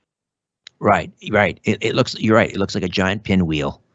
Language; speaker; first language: English; native; English